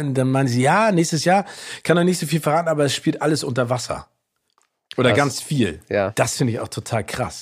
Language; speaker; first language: German; native; German